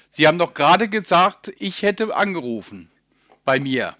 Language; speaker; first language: German; native; German